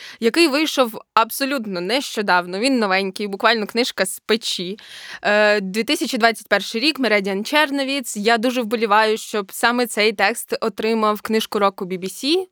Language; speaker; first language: Ukrainian; native; Ukrainian